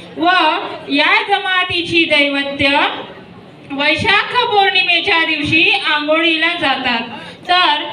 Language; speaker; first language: Marathi; native; Marathi